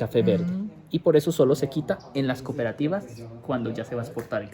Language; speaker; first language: Spanish; native; Spanish